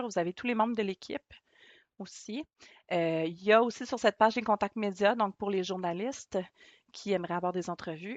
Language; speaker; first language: French; native; French